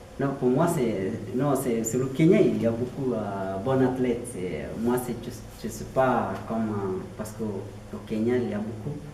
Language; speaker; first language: French; non-native, learner; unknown